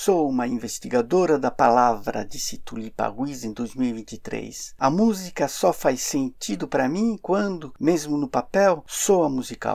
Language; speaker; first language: Portuguese; non-native, fluent; French